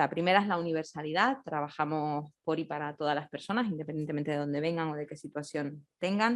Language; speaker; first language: Spanish; native; Spanish